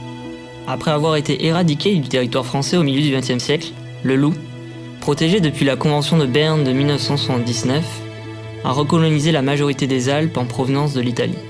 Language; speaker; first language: French; native; French